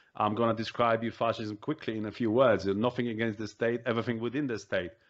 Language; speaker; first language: English; non-native, fluent; Polish